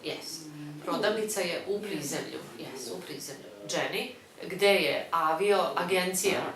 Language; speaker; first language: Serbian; non-native, fluent; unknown